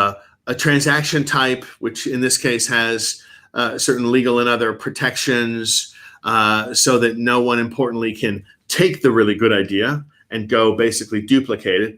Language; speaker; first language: English; native; English